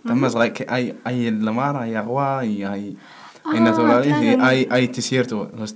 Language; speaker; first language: Spanish; non-native, learner; Berber languages